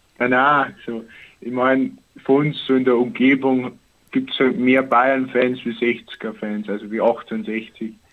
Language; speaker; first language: German; native; German